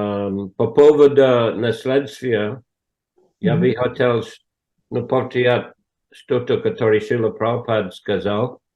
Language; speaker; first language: Russian; non-native, learner; English